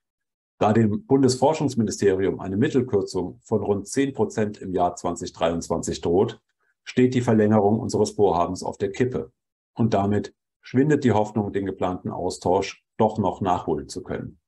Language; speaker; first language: German; native; German